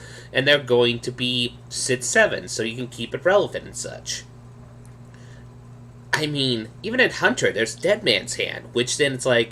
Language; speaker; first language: English; native; English